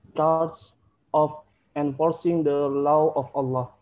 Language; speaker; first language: English; non-native, learner; Indonesian